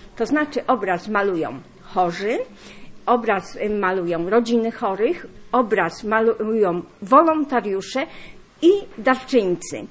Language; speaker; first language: Polish; native; Polish